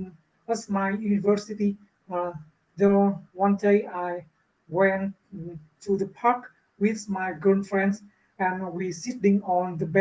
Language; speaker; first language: English; non-native, learner; Vietnamese